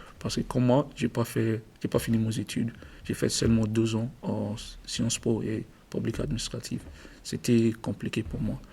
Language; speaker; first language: French; non-native, learner; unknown